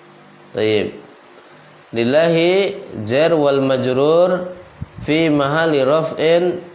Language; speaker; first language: Arabic; non-native, fluent; Indonesian